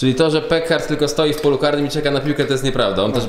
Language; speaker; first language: Polish; native; Polish